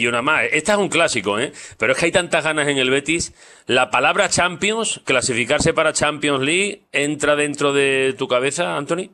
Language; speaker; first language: Spanish; native; Spanish